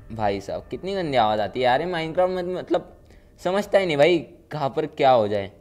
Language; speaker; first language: Hindi; non-native, local second language; Marathi